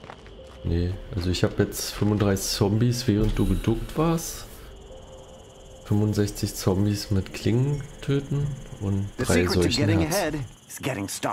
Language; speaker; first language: German; native; German